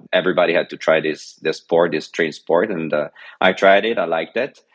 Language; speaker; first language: English; non-native, fluent; French